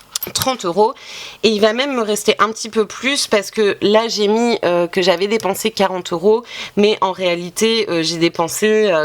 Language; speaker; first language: French; native; French